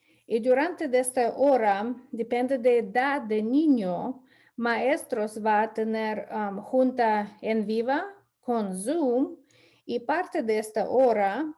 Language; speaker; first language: Spanish; non-native, fluent; English